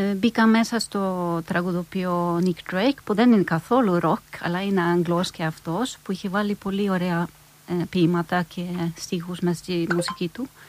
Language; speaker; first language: Greek; non-native, fluent; Norwegian